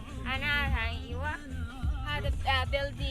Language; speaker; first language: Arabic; non-native, learner; Filipino